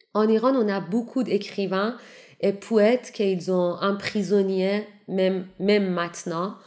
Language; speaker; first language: French; non-native, learner; Persian